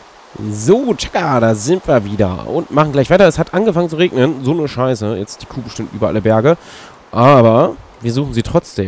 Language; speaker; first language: German; native; German